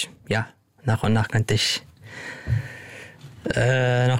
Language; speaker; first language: German; non-native, learner; Arabic